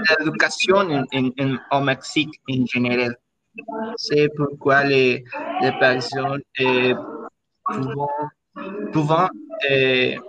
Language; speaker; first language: French; non-native, learner; Spanish